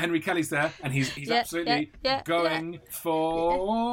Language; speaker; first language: English; native; English